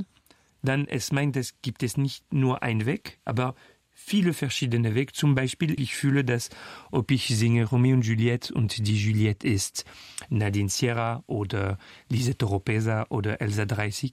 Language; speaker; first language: German; non-native, fluent; French